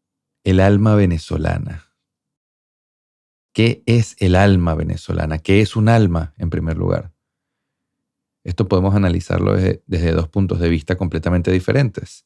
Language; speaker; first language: Spanish; native; Spanish